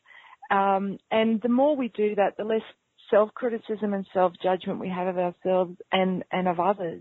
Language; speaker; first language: English; native; English